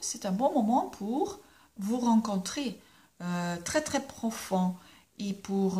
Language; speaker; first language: French; non-native, local second language; Dutch